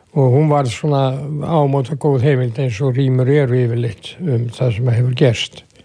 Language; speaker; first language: Icelandic; native; Icelandic